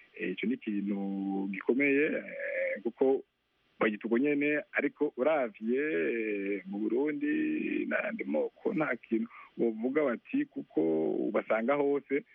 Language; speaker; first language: Rundi; non-native, local second language; Swahili